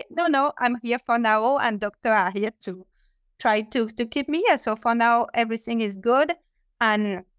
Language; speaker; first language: English; non-native, fluent; French